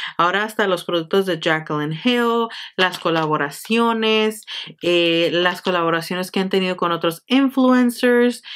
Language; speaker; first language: Spanish; early bilingual, heritage; Spanish